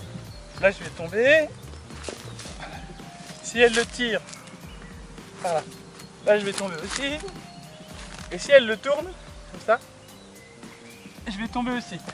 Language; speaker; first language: French; native; French